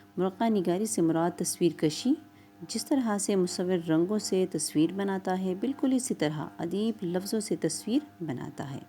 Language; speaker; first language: Urdu; non-native, local second language; Pashto